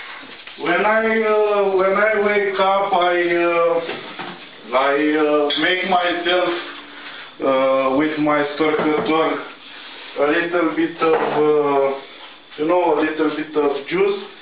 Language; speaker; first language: English; non-native, learner; Romanian